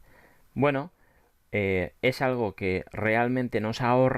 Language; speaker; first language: Spanish; native; Spanish